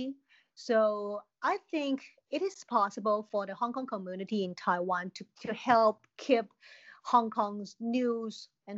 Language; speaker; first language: English; non-native, local second language; Cantonese